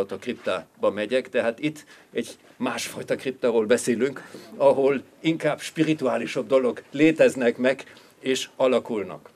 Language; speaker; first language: Hungarian; non-native, fluent; German